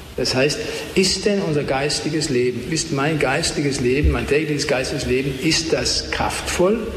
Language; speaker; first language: German; native; German